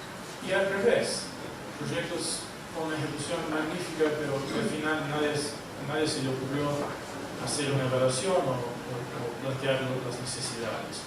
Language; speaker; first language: Spanish; non-native, fluent; Portuguese